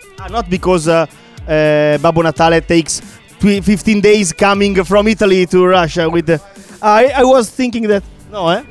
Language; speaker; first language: English; non-native, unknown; Italian